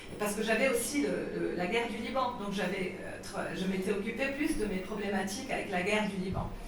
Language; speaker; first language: French; non-native, local second language; Arabic